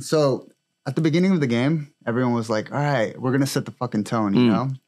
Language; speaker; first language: English; early bilingual, other home language; Spanish